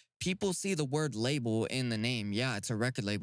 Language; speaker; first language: English; native; English